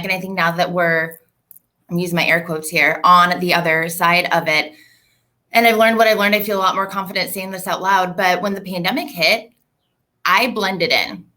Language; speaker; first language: English; native; English